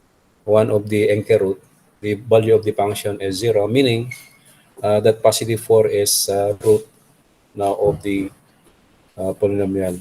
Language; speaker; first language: English; non-native, local second language; Filipino